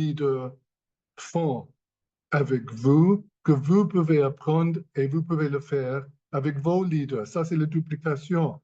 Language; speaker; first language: French; non-native, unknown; English